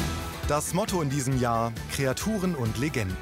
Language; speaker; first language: German; native; German